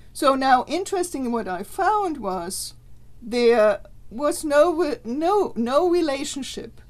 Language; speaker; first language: English; non-native, fluent; German